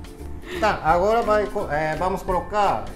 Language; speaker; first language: Portuguese; non-native, learner; Japanese